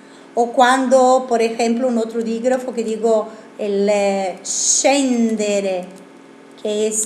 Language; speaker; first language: Spanish; non-native, fluent; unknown